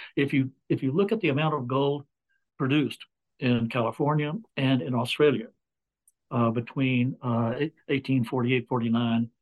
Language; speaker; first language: English; native; English